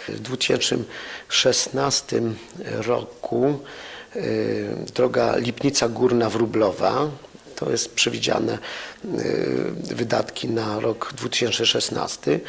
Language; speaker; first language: Polish; native; Polish